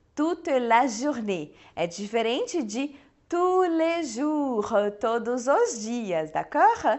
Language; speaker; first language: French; non-native, fluent; Portuguese